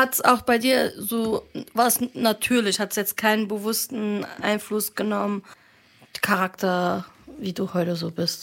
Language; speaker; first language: German; early bilingual, other home language; Arabic